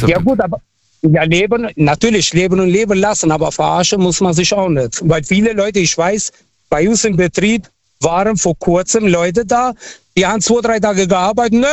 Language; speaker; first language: German; non-native, fluent; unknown